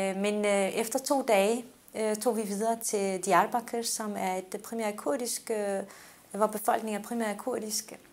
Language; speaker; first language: Danish; early bilingual, other home language; Turkish